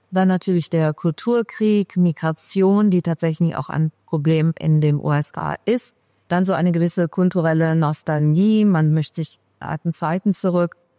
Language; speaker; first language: German; early bilingual, other home language; Persian